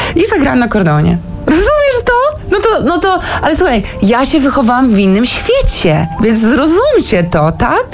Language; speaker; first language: Polish; early bilingual, heritage; Polish